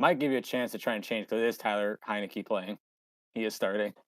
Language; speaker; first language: English; native; English